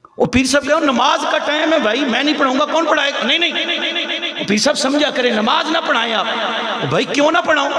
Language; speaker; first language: Urdu; non-native, local second language; Punjabi